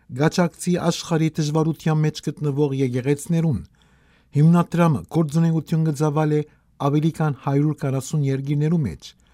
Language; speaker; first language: Armenian; early bilingual, heritage; Armenian